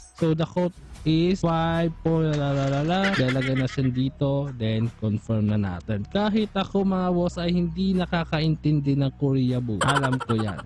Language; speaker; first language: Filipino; native; Filipino